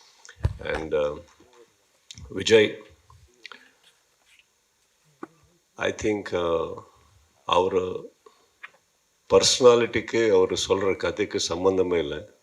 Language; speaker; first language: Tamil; non-native, learner; Kannada